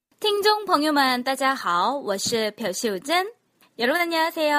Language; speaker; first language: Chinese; non-native, fluent; Korean